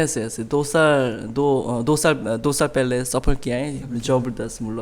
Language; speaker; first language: Hindi; non-native, learner; Korean